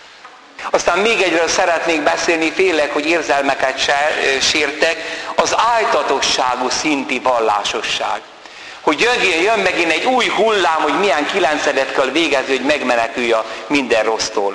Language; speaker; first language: Hungarian; native; Hungarian